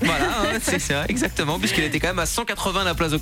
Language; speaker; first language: French; native; French